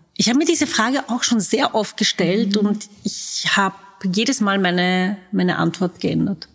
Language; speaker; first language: German; native; German